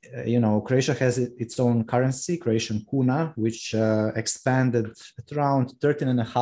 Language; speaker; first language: English; non-native, fluent; Croatian